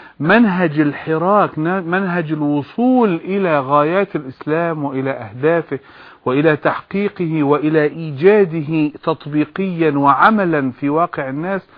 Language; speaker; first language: Arabic; native; Arabic